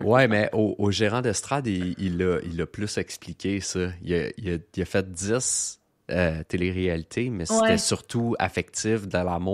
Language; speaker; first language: French; native; French